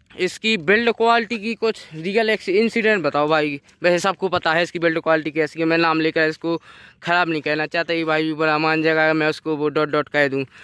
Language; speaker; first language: Hindi; native; Hindi